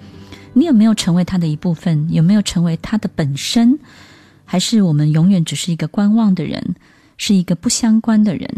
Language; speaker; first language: Chinese; native; Chinese